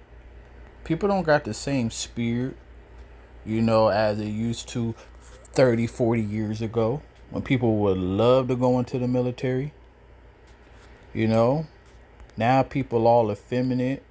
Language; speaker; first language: English; native; English